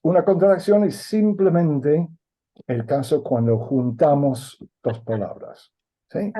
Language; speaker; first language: Spanish; non-native, fluent; English